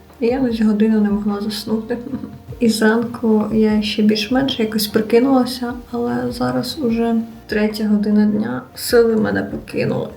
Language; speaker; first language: Ukrainian; native; Ukrainian